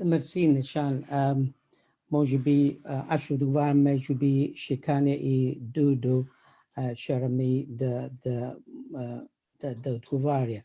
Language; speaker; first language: Bulgarian; non-native, fluent; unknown